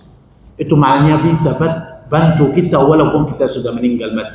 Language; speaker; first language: Indonesian; non-native, fluent; Arabic